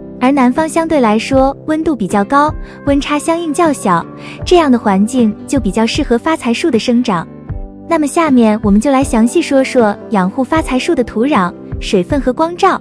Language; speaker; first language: Chinese; native; Chinese